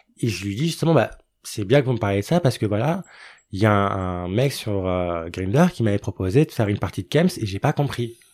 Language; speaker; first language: French; early bilingual, other home language; Arabic